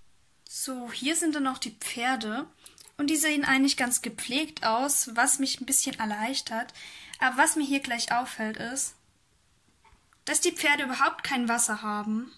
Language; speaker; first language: German; native; German